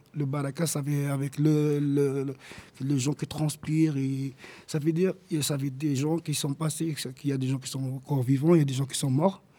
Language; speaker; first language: French; non-native, local second language; Arabic